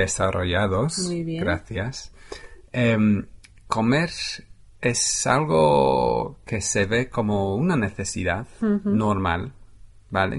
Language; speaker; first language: Spanish; non-native, fluent; English